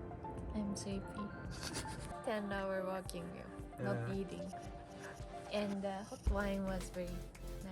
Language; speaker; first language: English; non-native, learner; Japanese